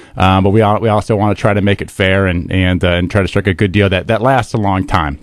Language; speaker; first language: English; native; English